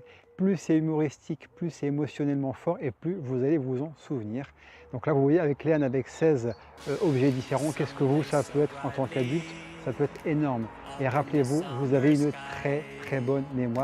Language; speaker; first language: French; native; French